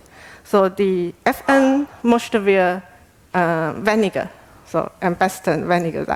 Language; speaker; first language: German; non-native, learner; Chinese